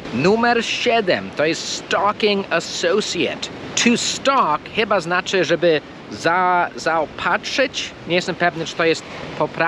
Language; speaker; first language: Polish; early bilingual, heritage; Polish